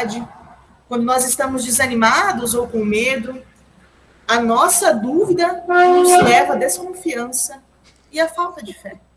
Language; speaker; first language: Portuguese; native; Portuguese